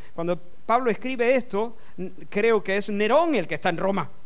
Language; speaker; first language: Spanish; native; Spanish